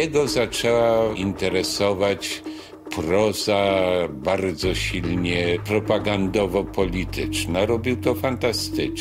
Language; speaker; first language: Polish; native; Polish